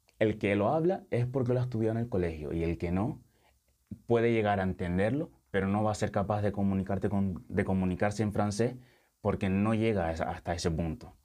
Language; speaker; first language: Spanish; early bilingual, other home language; Wolof